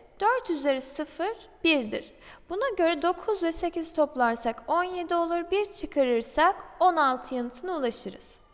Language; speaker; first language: Turkish; native; Turkish